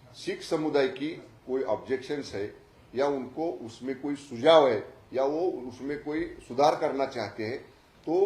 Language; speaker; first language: Hindi; non-native, local second language; Marathi